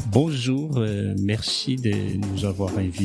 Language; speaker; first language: French; non-native, local second language; Malagasy